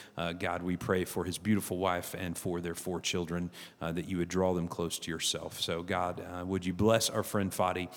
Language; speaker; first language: English; native; English